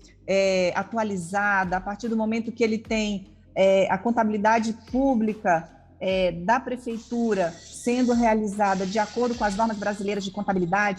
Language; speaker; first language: Portuguese; native; Portuguese